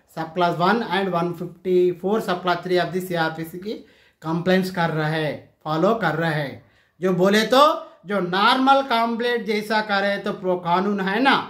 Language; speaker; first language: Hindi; non-native, local second language; Telugu